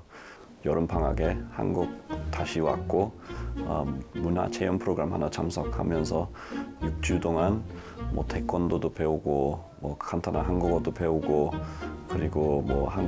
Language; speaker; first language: Korean; non-native, fluent; English